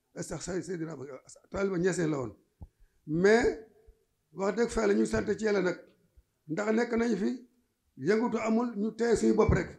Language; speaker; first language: Wolof; native; Wolof